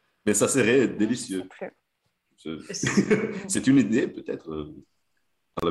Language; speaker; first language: French; non-native, fluent; Portuguese